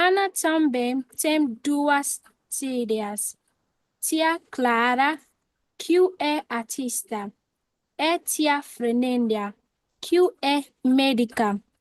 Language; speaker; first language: Portuguese; non-native, learner; English